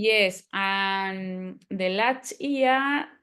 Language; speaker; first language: English; non-native, learner; Spanish